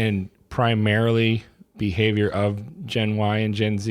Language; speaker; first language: English; native; English